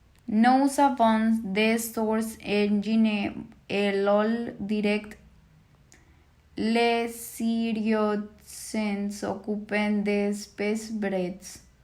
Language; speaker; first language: French; non-native, learner; Spanish